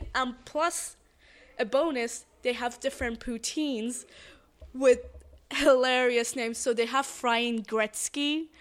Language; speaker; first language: English; non-native, fluent; Persian